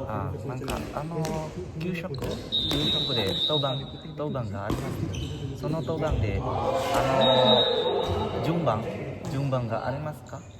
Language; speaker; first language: Japanese; non-native, learner; Indonesian